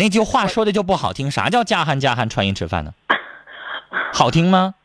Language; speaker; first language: Chinese; native; Chinese